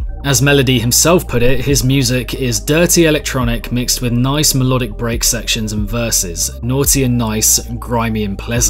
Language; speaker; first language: English; native; English